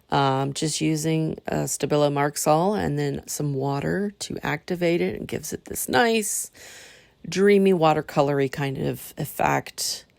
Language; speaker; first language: English; native; English